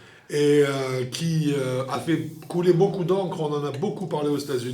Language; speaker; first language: French; native; French